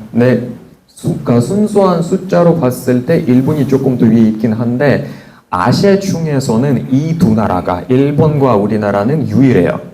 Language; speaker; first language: Korean; non-native, fluent; Russian